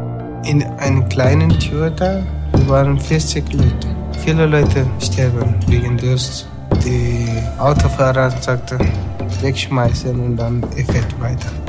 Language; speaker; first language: German; non-native, learner; Tigrinya